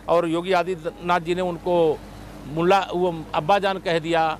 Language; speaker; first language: Hindi; native; Hindi